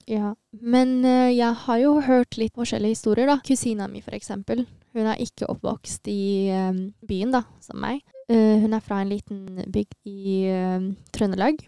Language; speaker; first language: Norwegian; early bilingual, other home language; Tigrinya